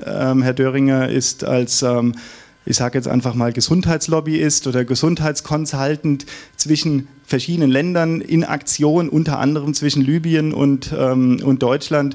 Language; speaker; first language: German; native; German